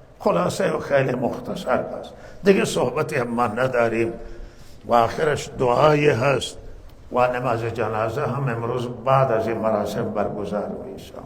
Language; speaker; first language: Persian; non-native, local second language; Baluchi